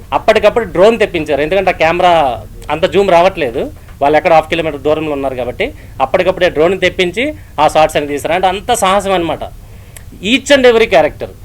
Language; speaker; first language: Telugu; native; Telugu